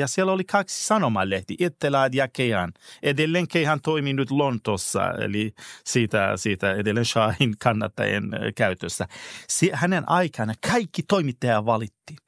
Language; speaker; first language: Finnish; non-native, fluent; Persian